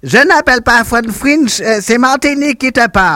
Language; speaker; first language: French; native; French